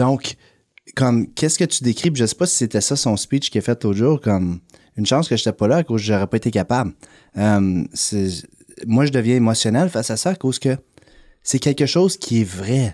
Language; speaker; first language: French; native; French